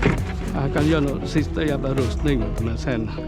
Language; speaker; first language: Swedish; non-native, fluent; Vietnamese